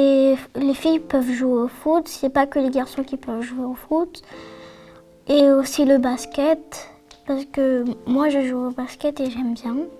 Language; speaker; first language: French; non-native, learner; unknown